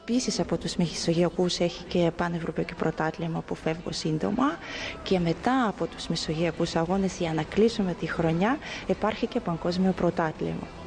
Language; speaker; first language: Greek; non-native, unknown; Ukrainian